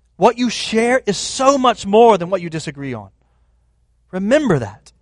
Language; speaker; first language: English; native; English